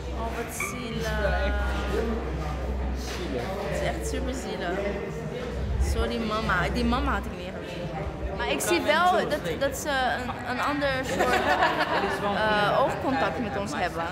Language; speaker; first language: Dutch; early bilingual, other home language; Portuguese